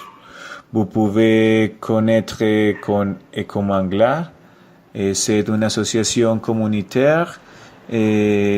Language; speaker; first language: French; non-native, learner; Spanish